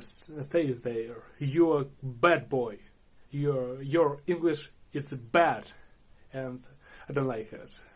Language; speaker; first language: English; non-native, learner; Russian